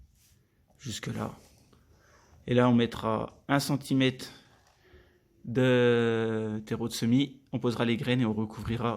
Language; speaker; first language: French; native; French